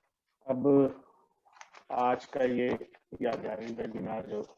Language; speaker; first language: Urdu; native; Urdu